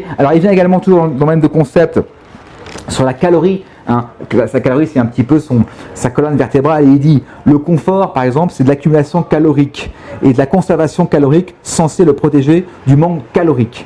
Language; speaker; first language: French; native; French